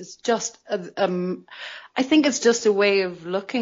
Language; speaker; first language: English; native; English